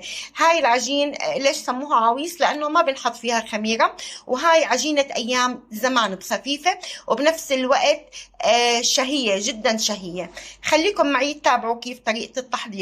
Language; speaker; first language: Arabic; native; Arabic